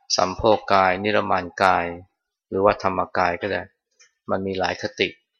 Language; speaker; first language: Thai; native; Thai